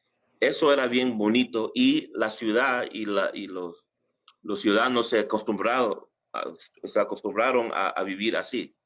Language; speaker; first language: Spanish; early bilingual, heritage; English